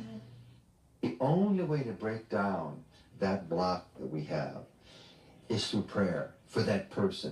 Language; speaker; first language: English; native; English